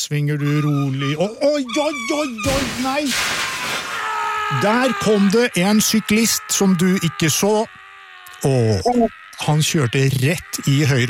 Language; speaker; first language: Norwegian; native; Norwegian